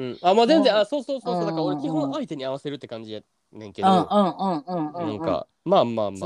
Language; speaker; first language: Japanese; native; Japanese